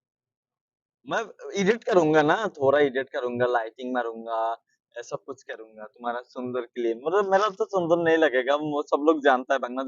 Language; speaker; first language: Hindi; non-native, learner; Bangla